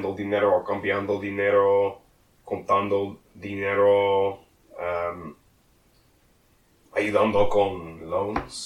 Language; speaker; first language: Spanish; non-native, learner; English